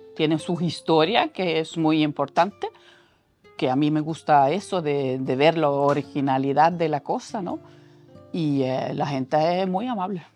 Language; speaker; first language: Spanish; non-native, fluent; Norwegian